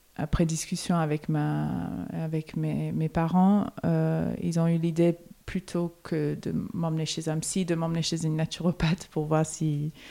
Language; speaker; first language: French; non-native, fluent; English